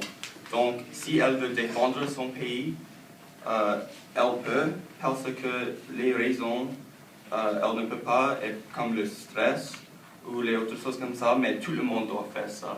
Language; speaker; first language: French; non-native, learner; English